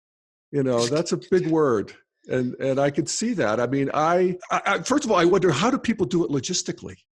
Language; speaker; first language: English; native; English